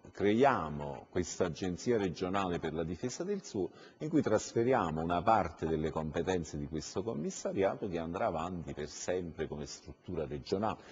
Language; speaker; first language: Italian; native; Italian